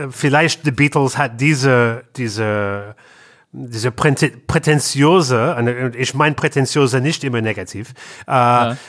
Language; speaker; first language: German; non-native, learner; English